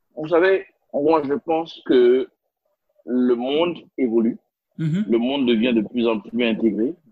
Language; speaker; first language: French; non-native, local second language; Spanish